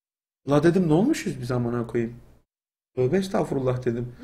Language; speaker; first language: Turkish; native; Turkish